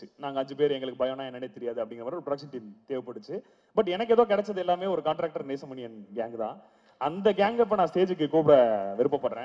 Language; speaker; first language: Tamil; native; Tamil